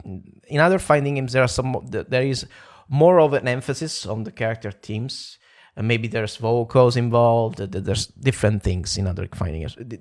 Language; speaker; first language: English; non-native, fluent; Italian